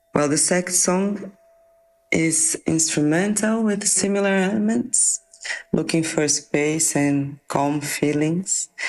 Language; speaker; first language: English; non-native, fluent; Portuguese